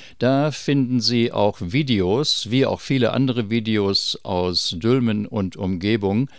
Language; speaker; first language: German; native; German